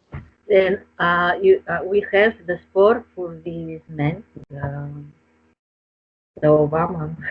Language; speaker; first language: English; non-native, learner; Spanish